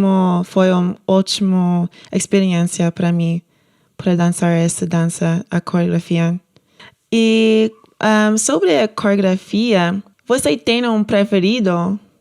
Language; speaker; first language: Portuguese; non-native, learner; English